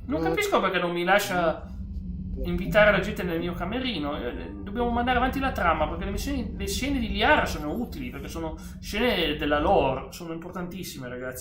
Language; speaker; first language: Italian; native; Italian